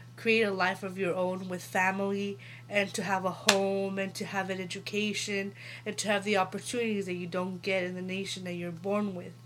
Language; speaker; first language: English; early bilingual, other home language; Spanish